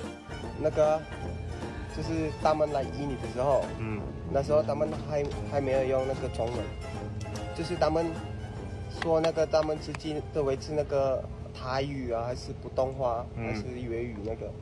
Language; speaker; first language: Chinese; non-native, learner; Indonesian